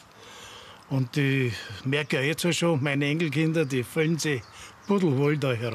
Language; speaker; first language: German; native; German